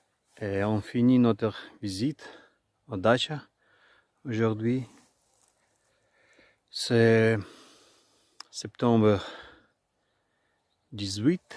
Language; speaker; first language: French; non-native, learner; Ukrainian